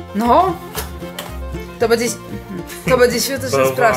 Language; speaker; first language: Polish; native; Polish